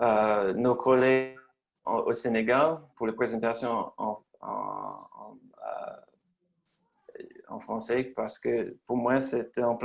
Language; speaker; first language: French; non-native, learner; English